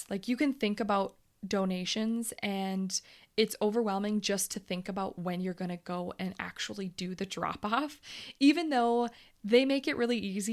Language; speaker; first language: English; native; English